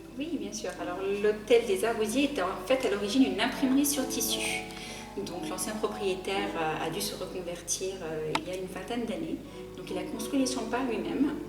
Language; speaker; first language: French; early bilingual, other home language; Arabic